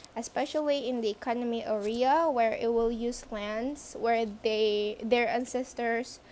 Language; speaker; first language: English; non-native, fluent; Indonesian